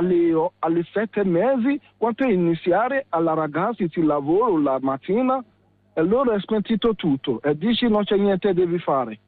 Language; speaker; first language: Italian; non-native, learner; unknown